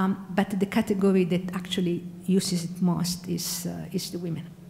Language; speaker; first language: English; non-native, fluent; Italian